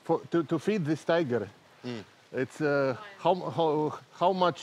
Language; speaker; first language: English; non-native, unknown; Russian